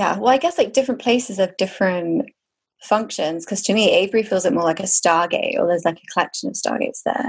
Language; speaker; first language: English; native; English